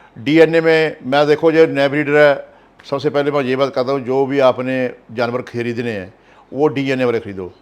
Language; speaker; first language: Hindi; non-native, local second language; Punjabi